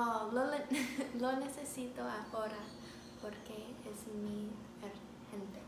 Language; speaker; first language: Spanish; non-native, learner; English